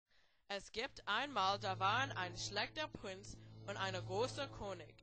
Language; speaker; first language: German; non-native, learner; English